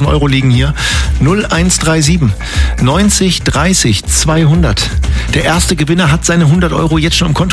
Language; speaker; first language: German; native; German